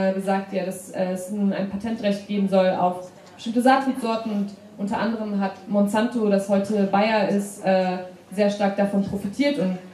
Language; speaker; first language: German; native; German